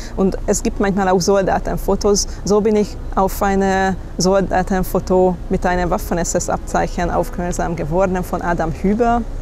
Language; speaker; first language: German; non-native, fluent; Hungarian